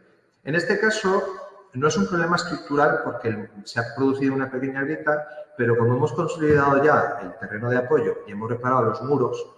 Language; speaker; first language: Spanish; native; Spanish